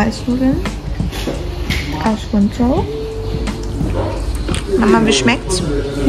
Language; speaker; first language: German; early bilingual, other home language; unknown